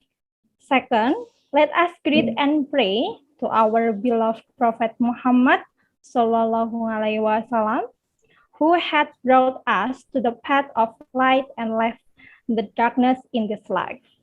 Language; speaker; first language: English; non-native, learner; Indonesian